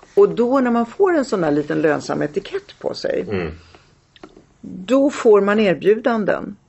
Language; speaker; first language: Swedish; early bilingual, other home language; Italian